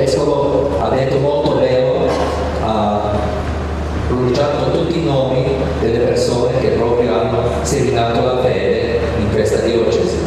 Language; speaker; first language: Italian; non-native, fluent; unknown